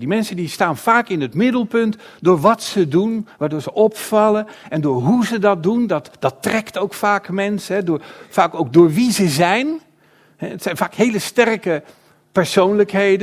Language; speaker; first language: Dutch; native; Dutch